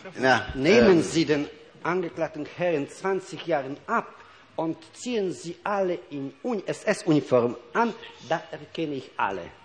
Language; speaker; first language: German; native; German